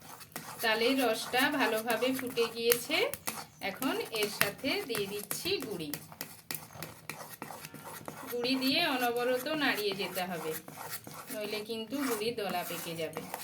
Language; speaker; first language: Bangla; native; Bangla